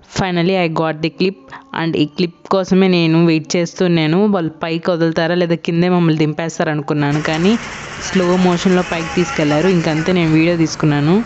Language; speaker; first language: Telugu; non-native, local second language; Tamil